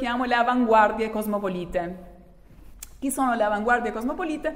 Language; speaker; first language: Italian; non-native, fluent; Albanian